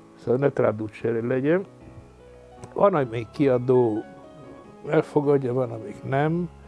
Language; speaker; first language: Hungarian; non-native, local second language; Romanian